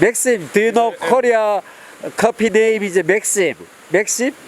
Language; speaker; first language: English; non-native, learner; Korean